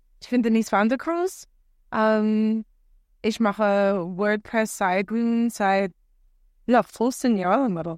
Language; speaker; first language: German; non-native, learner; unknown